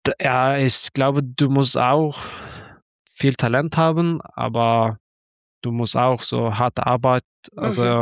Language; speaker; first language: German; non-native, learner; Norwegian